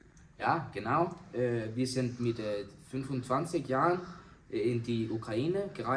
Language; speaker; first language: German; non-native, learner; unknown